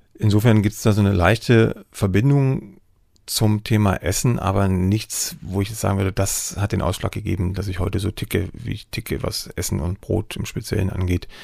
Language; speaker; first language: German; native; German